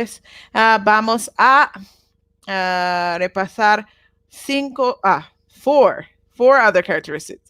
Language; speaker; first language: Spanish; non-native, learner; Japanese